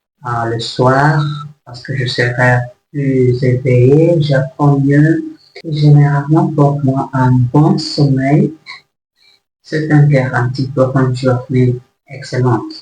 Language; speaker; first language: French; non-native, learner; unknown